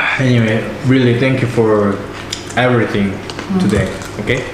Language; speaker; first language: English; non-native, learner; Korean